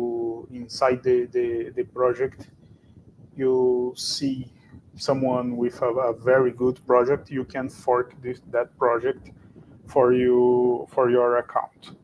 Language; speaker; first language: English; non-native, fluent; Portuguese